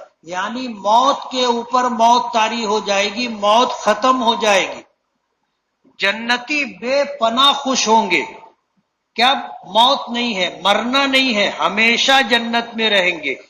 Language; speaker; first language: Urdu; native; Urdu